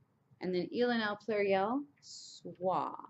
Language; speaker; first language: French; non-native, fluent; English